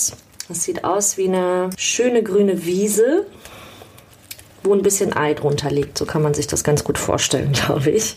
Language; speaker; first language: German; native; German